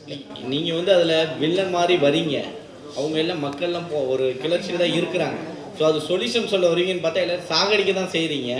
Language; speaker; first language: Tamil; native; Tamil